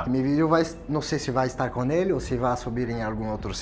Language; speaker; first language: Spanish; non-native, fluent; Portuguese